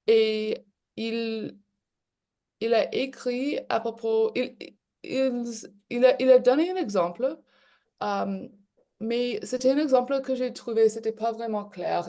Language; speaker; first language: French; non-native, local second language; English